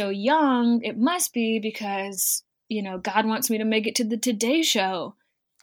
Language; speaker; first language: English; native; English